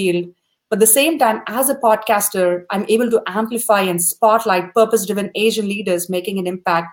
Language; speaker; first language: English; non-native, local second language; Tamil